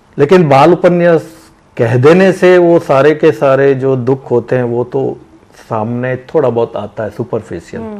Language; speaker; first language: Hindi; native; Hindi